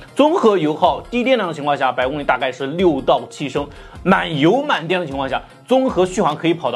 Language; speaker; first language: Chinese; native; Chinese